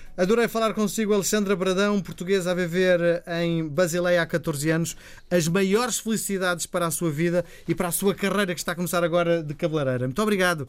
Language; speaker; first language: Portuguese; native; Portuguese